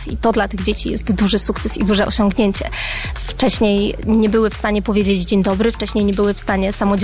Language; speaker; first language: Polish; native; Polish